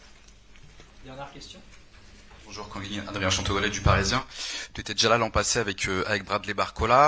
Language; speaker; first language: French; native; French